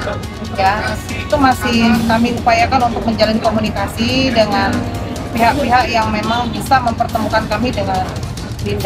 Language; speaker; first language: Indonesian; native; Indonesian